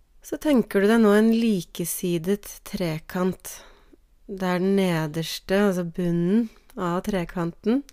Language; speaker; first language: Norwegian; native; Norwegian